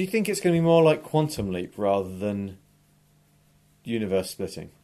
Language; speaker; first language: English; native; English